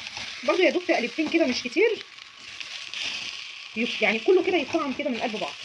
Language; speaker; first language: Arabic; native; Arabic